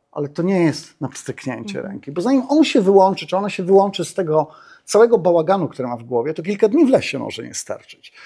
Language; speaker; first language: Polish; native; Polish